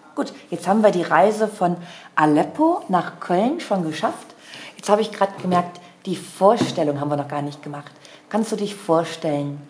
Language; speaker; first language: German; native; German